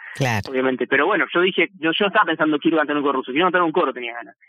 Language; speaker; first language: Spanish; native; Spanish